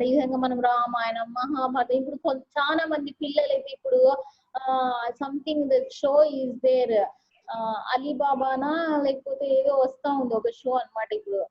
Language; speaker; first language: Telugu; non-native, local second language; Urdu